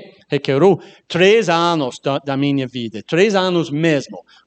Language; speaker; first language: Portuguese; non-native, learner; English